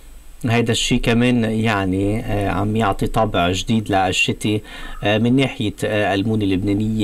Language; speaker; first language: Arabic; native; Arabic